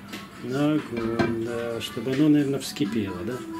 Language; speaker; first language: Russian; native; Russian